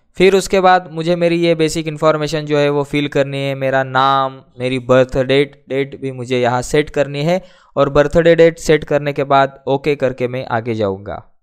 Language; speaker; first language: Hindi; non-native, local second language; Marathi